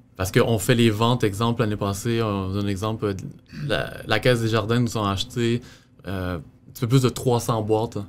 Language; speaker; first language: French; native; French